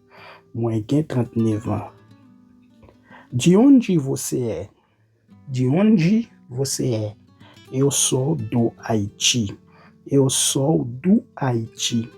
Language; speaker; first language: Portuguese; non-native, learner; Haitian Creole